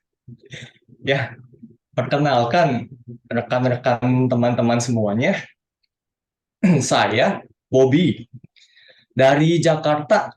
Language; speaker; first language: Indonesian; native; Indonesian